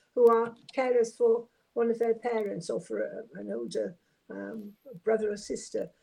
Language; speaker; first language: English; native; English